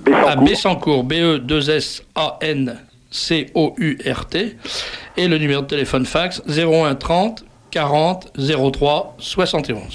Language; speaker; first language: French; native; French